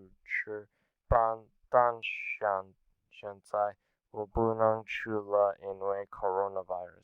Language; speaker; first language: Chinese; non-native, learner; English